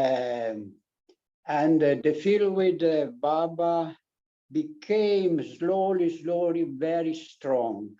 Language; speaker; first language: English; non-native, learner; Italian